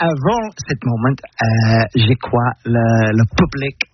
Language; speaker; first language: French; non-native, learner; English